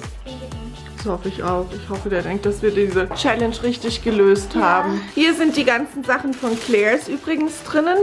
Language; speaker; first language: German; native; German